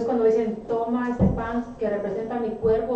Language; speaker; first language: Spanish; native; Spanish